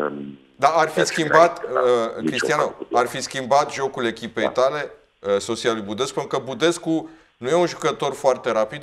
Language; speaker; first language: Romanian; native; Romanian